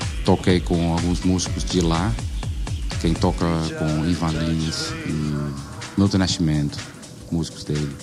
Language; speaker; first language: Portuguese; non-native, learner; Dutch